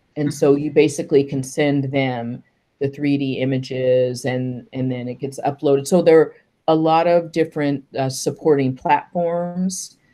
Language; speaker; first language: English; native; English